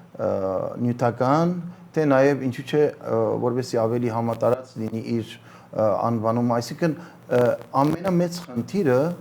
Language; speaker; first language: Armenian; early bilingual, heritage; Armenian